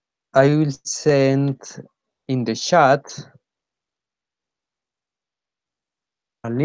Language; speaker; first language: English; non-native, fluent; Spanish